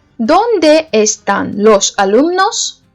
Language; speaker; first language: Spanish; non-native, learner; Turkish